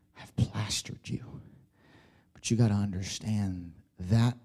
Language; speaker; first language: English; early bilingual, other home language; Spanish